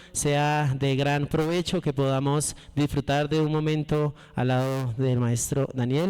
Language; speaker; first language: Spanish; native; Spanish